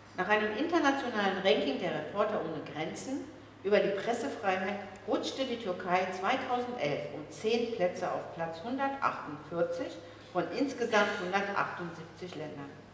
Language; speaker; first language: German; early bilingual, other home language; Turkish